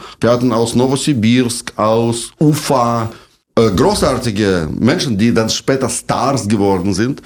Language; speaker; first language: German; non-native, fluent; Russian